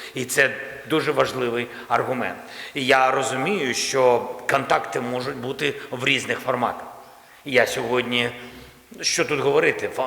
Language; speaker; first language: Ukrainian; non-native, local second language; Russian